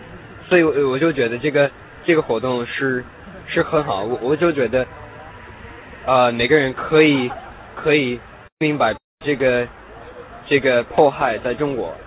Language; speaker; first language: Chinese; non-native, learner; English